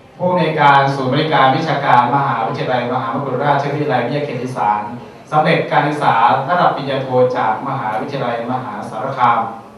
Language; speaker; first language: Thai; native; Thai